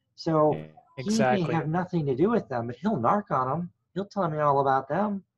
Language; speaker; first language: English; native; English